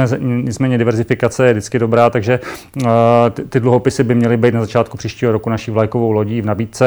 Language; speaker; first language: Czech; native; Czech